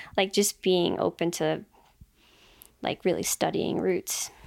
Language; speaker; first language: English; native; English